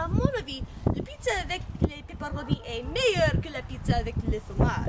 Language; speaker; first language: French; non-native, learner; English